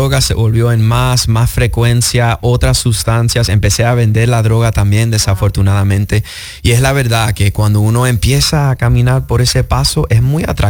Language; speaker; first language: Spanish; early bilingual, heritage; Spanish